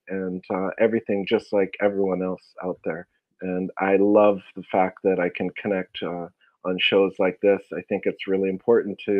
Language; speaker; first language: English; native; English